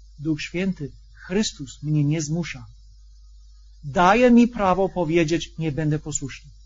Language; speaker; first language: Polish; non-native, fluent; English